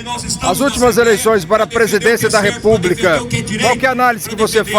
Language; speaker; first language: Portuguese; native; Portuguese